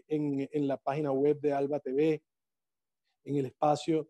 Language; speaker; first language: Spanish; native; Spanish